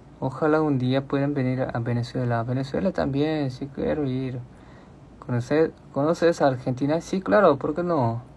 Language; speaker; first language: Spanish; non-native, learner; Korean